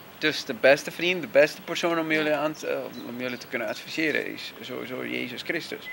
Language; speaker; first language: Dutch; non-native, fluent; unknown